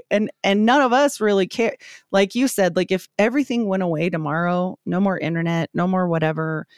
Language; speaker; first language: English; native; English